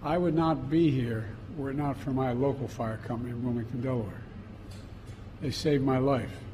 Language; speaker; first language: English; native; English